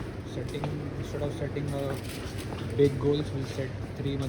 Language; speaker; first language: English; non-native, local second language; Hindi